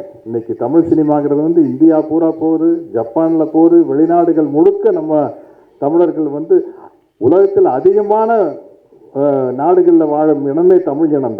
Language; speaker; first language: Tamil; native; Tamil